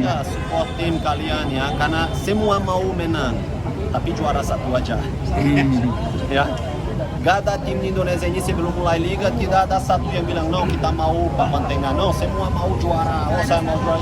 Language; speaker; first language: Indonesian; non-native, fluent; Portuguese